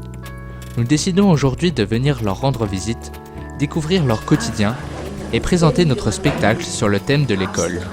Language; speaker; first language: French; native; French